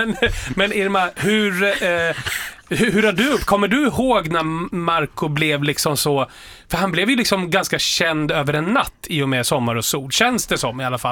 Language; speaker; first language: Swedish; native; Swedish